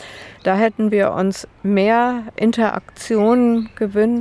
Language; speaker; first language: German; native; German